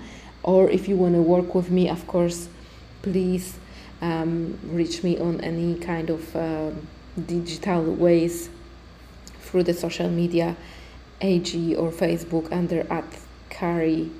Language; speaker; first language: English; non-native, fluent; Polish